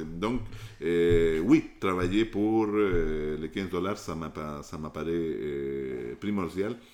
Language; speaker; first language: French; non-native, fluent; Spanish